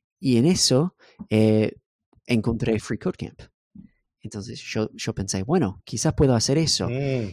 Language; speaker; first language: Spanish; non-native, fluent; English